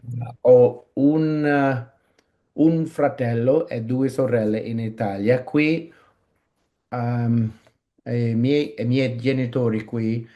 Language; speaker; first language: Italian; non-native, learner; English